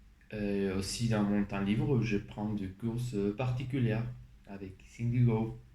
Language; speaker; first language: French; non-native, learner; Spanish